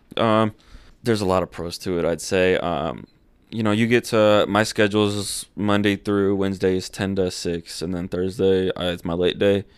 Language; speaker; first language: English; early bilingual, other home language; Spanish